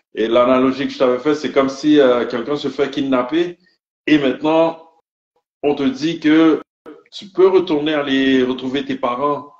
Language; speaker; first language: French; native; French